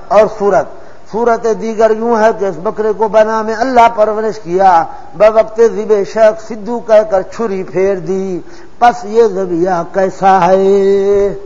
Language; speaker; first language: Urdu; non-native, local second language; Saraiki